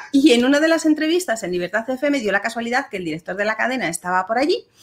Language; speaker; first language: Spanish; native; Spanish